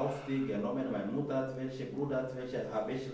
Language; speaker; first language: German; non-native, fluent; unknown